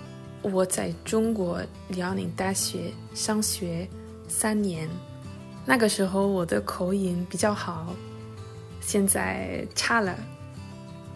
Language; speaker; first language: Chinese; non-native, fluent; Dutch